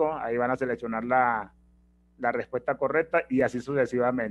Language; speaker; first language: Spanish; native; Spanish